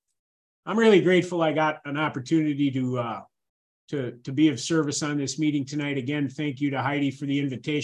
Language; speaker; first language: English; native; English